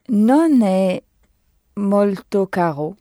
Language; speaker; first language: Italian; non-native, learner; French